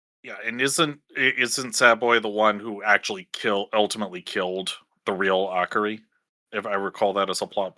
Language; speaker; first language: English; native; English